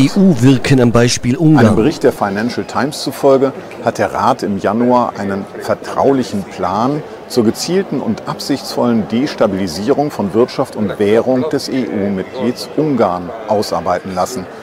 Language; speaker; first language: German; native; German